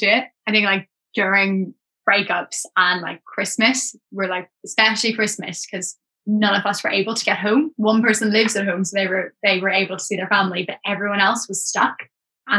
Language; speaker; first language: English; native; English